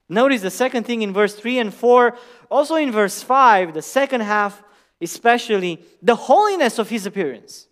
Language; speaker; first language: English; non-native, fluent; Romanian